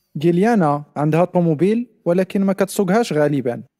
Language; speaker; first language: Arabic; non-native, learner; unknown